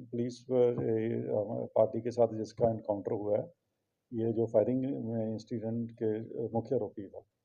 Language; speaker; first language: Hindi; non-native, local second language; Punjabi